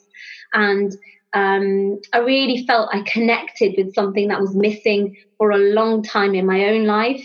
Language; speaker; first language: English; native; English